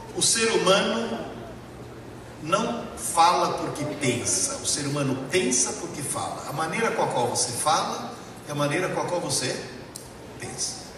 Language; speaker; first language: Portuguese; early bilingual, other home language; Italian